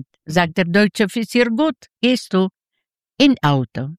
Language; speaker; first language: German; non-native, learner; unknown